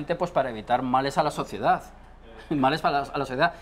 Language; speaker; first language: Spanish; native; Spanish